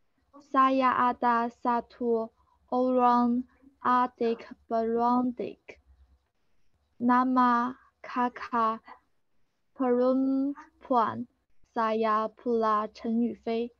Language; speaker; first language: Indonesian; non-native, learner; Chinese